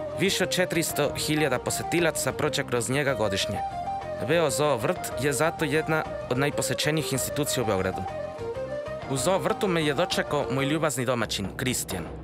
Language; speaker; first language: Serbian; non-native, fluent; Spanish